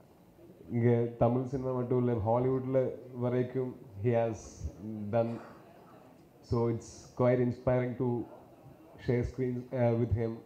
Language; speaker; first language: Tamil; non-native, learner; Malayalam